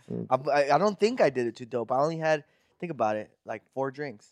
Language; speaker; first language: English; native; English